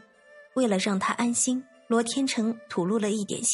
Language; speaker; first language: Chinese; native; Chinese